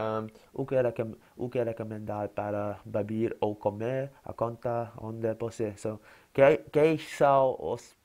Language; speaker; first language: Portuguese; non-native, learner; English